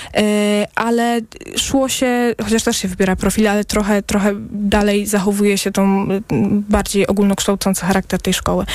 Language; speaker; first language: Polish; native; Polish